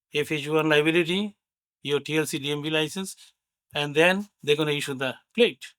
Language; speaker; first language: English; non-native, local second language; Sylheti